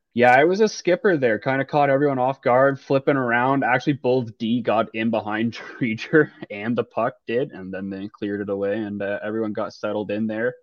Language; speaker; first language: English; native; English